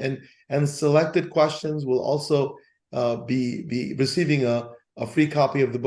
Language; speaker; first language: English; native; English